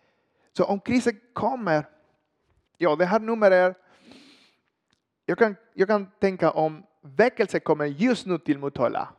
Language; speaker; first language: Swedish; non-native, fluent; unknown